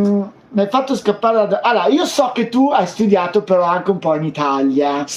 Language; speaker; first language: Italian; native; Italian